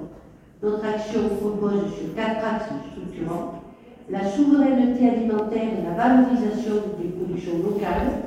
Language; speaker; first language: French; native; French